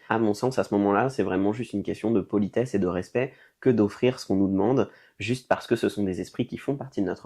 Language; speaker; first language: French; native; French